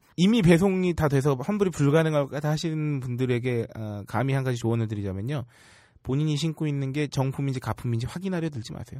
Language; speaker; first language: Korean; native; Korean